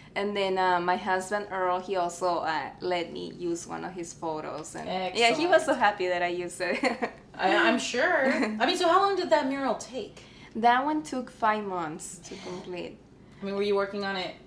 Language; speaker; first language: English; early bilingual, other home language; Spanish